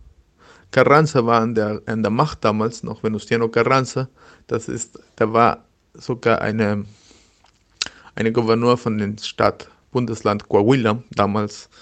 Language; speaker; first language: German; non-native, learner; Spanish